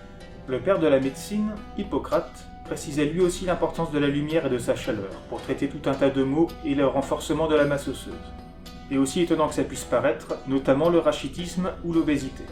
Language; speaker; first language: French; native; French